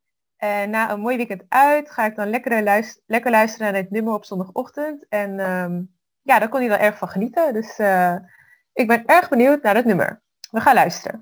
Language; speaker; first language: Dutch; native; Dutch